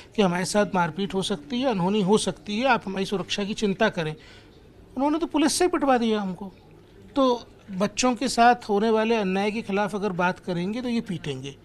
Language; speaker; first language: Hindi; native; Hindi